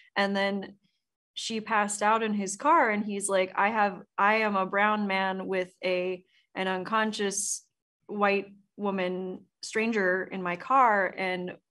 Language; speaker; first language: English; native; English